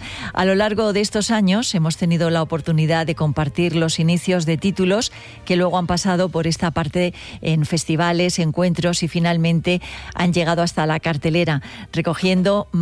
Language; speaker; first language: Spanish; native; Spanish